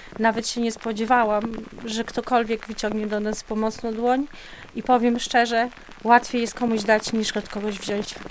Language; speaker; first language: Polish; native; Polish